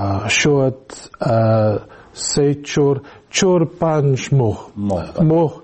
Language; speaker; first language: Tajik; non-native, learner; English